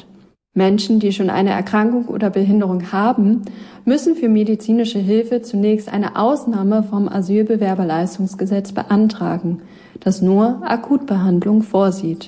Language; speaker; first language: German; native; German